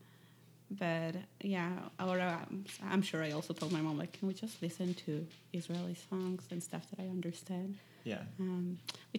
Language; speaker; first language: English; non-native, fluent; Hebrew